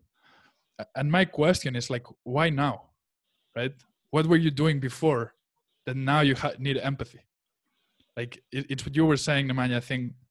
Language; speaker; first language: English; non-native, fluent; Spanish